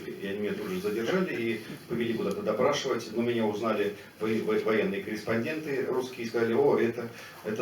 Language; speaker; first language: Russian; native; Russian